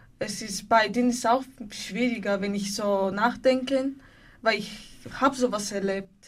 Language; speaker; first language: German; non-native, learner; Bulgarian